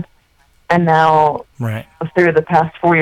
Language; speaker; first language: English; native; English